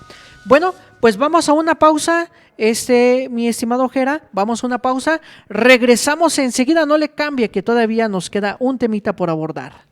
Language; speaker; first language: Spanish; native; Spanish